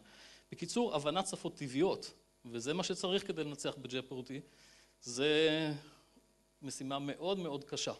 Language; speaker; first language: Hebrew; native; Hebrew